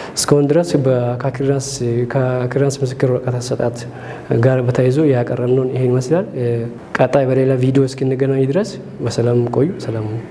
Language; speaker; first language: Amharic; native; Amharic